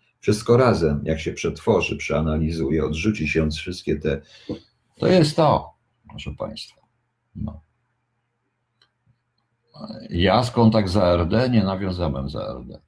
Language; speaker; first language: Polish; native; Polish